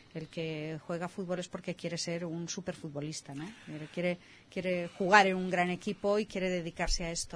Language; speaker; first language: Spanish; native; Spanish